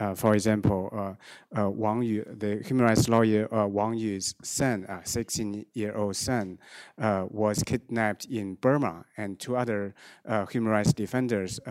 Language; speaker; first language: English; non-native, fluent; Chinese